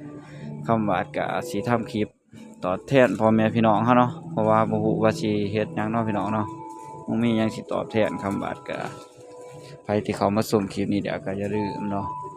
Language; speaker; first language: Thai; non-native, local second language; Lao